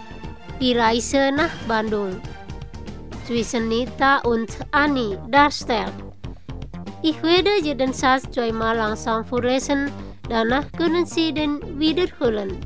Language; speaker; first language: German; non-native, learner; Indonesian